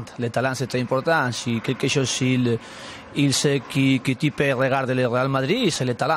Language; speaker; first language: French; non-native, learner; Spanish